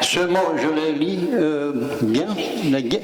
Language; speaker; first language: French; non-native, learner; Romanian